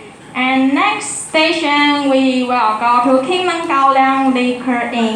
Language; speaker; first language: English; non-native, learner; Chinese